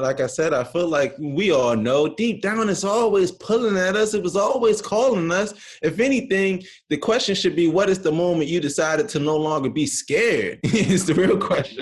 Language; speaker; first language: English; native; English